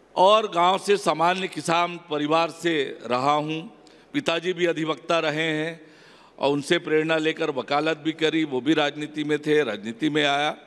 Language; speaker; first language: Hindi; native; Hindi